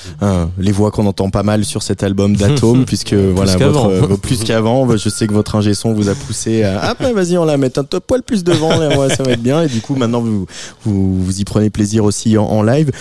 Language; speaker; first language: French; native; French